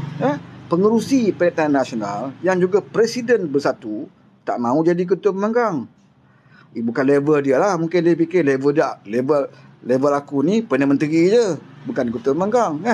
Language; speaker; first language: Malay; native; Malay